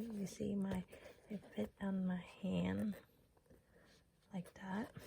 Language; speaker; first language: English; non-native, learner; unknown